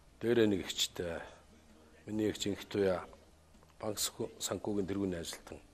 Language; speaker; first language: Mongolian; native; Mongolian